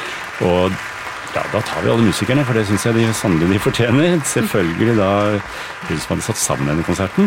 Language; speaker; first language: Norwegian; native; Norwegian